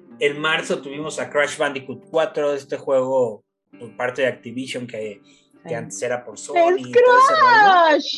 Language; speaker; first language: Spanish; native; Spanish